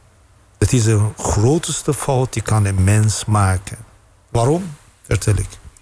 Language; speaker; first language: Dutch; non-native, fluent; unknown